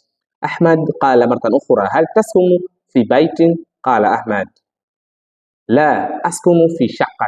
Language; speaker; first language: Arabic; non-native, fluent; Swahili